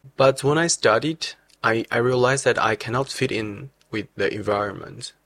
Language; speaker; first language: English; non-native, fluent; Chinese